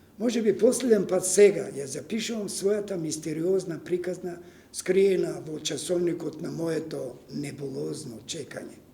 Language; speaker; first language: Macedonian; non-native, local second language; Serbian